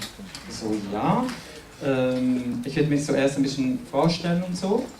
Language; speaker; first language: German; non-native, fluent; French